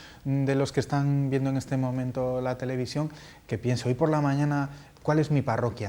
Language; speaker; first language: Spanish; native; Spanish